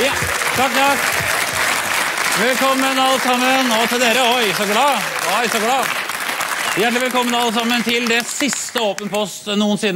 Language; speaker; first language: Norwegian; native; Norwegian